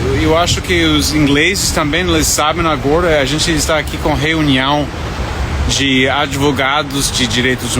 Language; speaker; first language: Portuguese; non-native, fluent; English